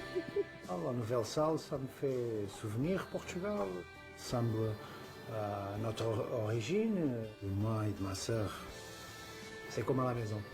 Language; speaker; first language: French; non-native, fluent; Portuguese